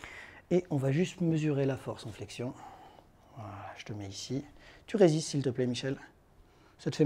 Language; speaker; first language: French; native; French